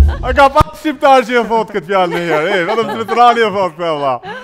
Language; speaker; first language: German; non-native, learner; Albanian